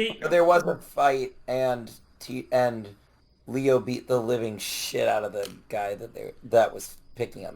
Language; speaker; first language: English; native; English